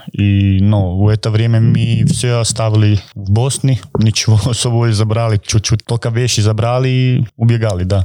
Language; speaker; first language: Russian; non-native, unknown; Croatian